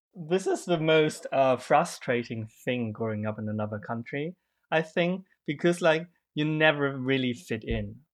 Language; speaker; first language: English; non-native, fluent; German